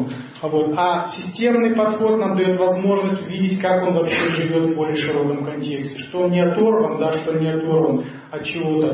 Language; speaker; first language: Russian; native; Russian